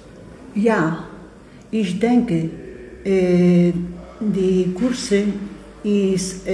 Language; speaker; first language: German; non-native, learner; Spanish